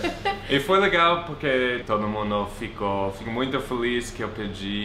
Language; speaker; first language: Portuguese; non-native, fluent; English